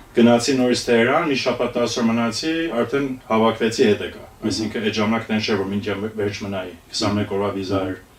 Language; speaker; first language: Armenian; early bilingual, heritage; Armenian